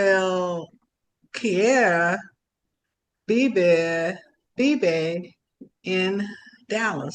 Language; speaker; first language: Spanish; non-native, learner; English